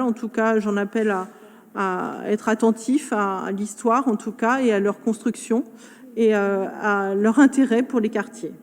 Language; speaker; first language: French; native; French